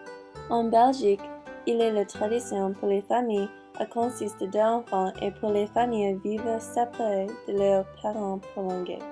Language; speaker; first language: French; non-native, learner; English